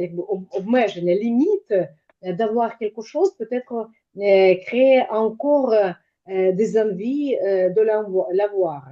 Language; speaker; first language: French; non-native, fluent; Ukrainian